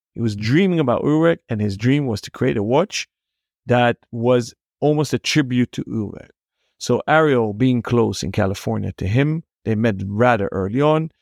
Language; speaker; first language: English; non-native, fluent; Hebrew